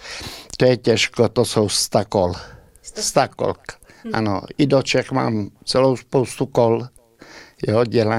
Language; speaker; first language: Czech; early bilingual, heritage; Czech